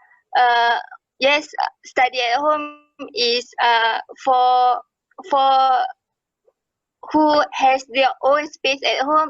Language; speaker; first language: English; non-native, local second language; Malay